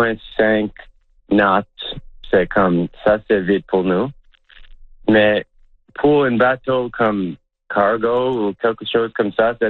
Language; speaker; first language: French; non-native, local second language; English